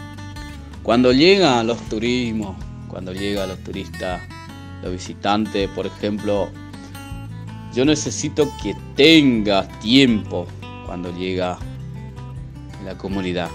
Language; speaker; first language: Spanish; non-native, local second language; Guarani